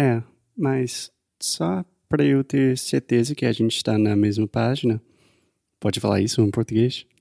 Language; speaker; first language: Portuguese; non-native, fluent; English